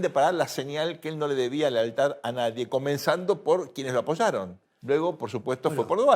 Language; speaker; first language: Spanish; native; Spanish